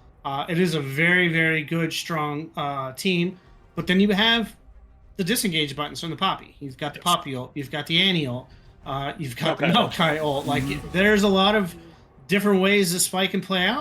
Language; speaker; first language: English; native; English